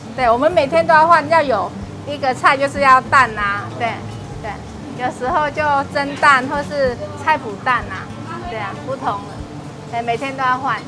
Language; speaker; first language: Chinese; non-native, fluent; Vietnamese